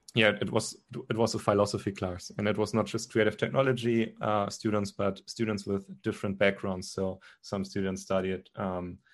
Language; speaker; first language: English; non-native, fluent; German